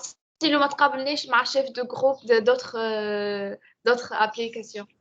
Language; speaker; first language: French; non-native, learner; Arabic